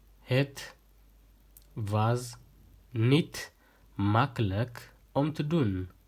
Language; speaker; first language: Dutch; early bilingual, heritage; Tigrinya